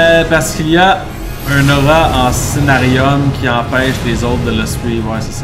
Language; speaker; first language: French; native; French